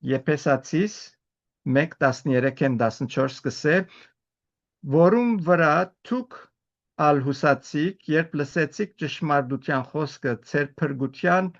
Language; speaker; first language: Armenian; early bilingual, heritage; Armenian